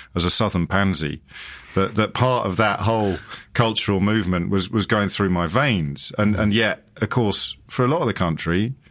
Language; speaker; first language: English; native; English